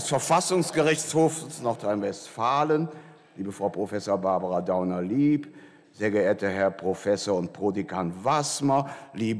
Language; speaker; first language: German; native; German